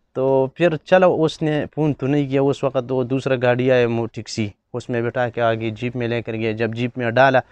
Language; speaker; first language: Urdu; non-native, local second language; Pashto